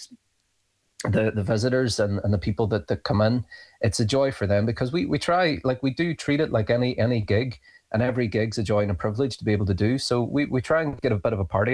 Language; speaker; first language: English; native; English